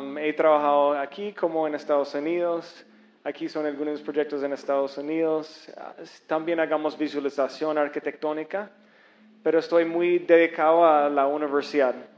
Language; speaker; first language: Spanish; non-native, fluent; English